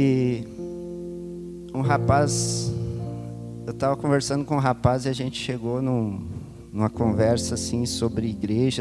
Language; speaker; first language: Portuguese; native; Portuguese